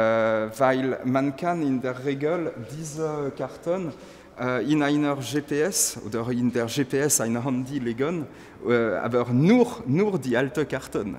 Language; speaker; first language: German; non-native, learner; French